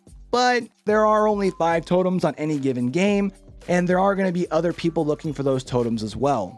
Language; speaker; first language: English; native; English